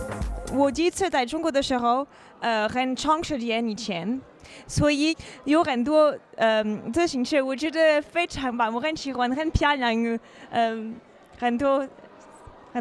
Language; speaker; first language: Chinese; non-native, learner; French